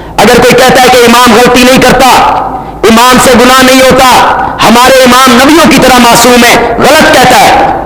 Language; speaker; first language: Urdu; non-native, local second language; Punjabi